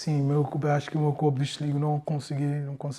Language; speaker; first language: Portuguese; non-native, learner; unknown